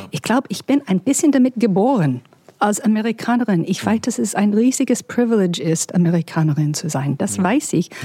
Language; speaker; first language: German; non-native, fluent; English